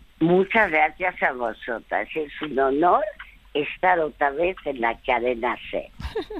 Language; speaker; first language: Spanish; early bilingual, other home language; French